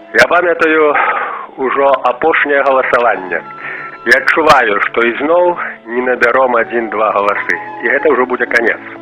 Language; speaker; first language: Belarusian; native; Belarusian